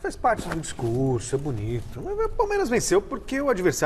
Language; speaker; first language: Portuguese; native; Portuguese